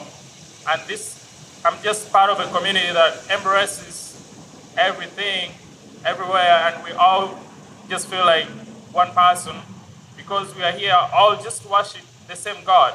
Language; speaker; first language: English; non-native, local second language; Ganda